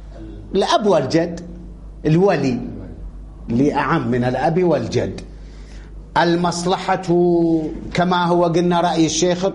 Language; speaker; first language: Arabic; native; Arabic